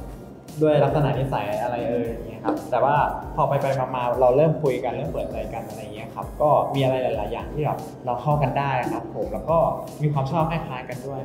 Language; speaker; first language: Thai; native; Thai